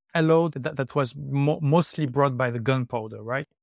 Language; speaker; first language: English; non-native, fluent; French